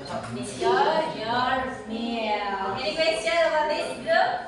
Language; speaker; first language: English; non-native, learner; Indonesian